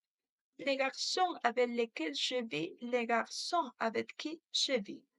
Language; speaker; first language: French; non-native, learner; Spanish